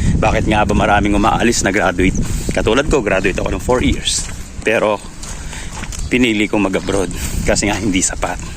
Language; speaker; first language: Filipino; native; Filipino